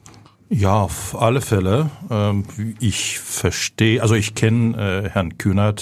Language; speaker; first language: German; non-native, fluent; Ukrainian